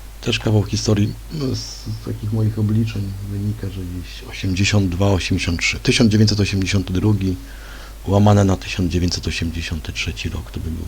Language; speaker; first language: Polish; native; Polish